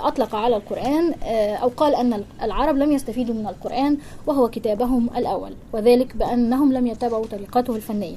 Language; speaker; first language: Arabic; native; Arabic